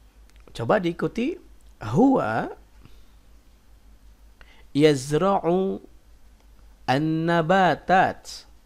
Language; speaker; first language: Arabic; non-native, fluent; Indonesian